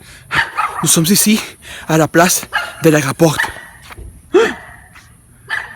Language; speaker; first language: French; non-native, learner; Spanish